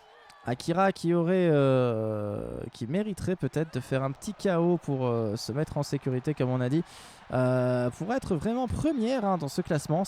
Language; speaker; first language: French; native; French